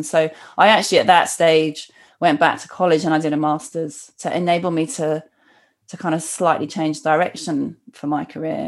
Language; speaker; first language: English; native; English